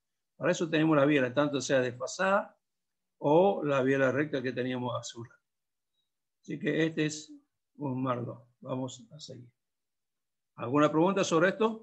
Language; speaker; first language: Spanish; native; Spanish